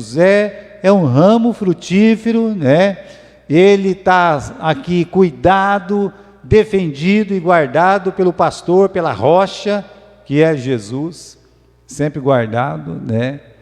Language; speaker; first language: Portuguese; native; Portuguese